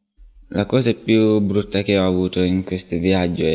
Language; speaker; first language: Italian; non-native, learner; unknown